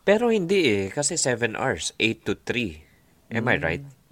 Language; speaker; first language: English; non-native, local second language; Filipino